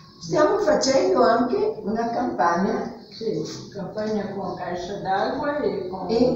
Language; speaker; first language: Italian; non-native, learner; Portuguese